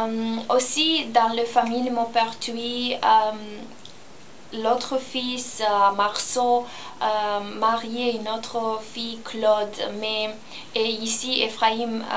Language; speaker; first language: French; non-native, learner; Romanian